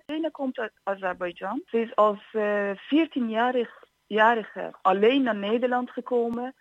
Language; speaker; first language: Dutch; non-native, fluent; Persian